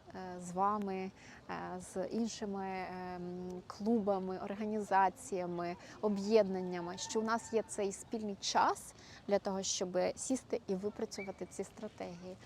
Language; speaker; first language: Ukrainian; native; Ukrainian